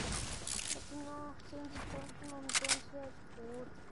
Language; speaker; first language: German; native; German